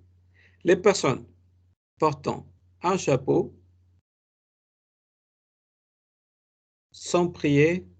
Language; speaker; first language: French; non-native, fluent; Spanish